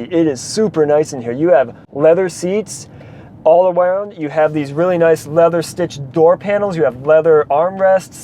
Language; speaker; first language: English; native; English